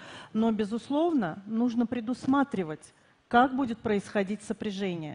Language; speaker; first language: Russian; native; Russian